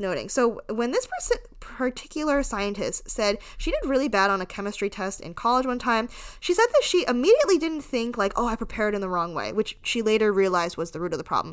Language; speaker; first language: English; native; English